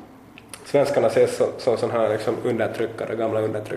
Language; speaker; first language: Swedish; native; Swedish